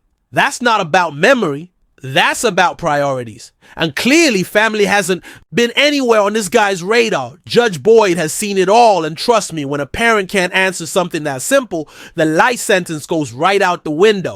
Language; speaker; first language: English; native; English